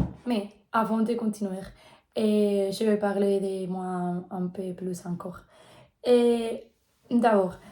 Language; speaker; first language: French; non-native, learner; Spanish